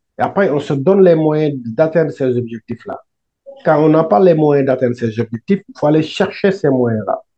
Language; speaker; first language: French; non-native, local second language; Wolof